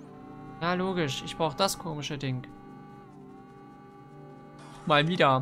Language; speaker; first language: German; native; German